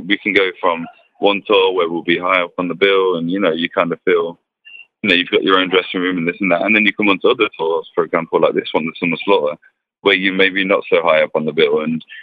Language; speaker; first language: English; native; English